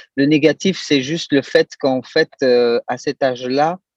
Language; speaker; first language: French; native; French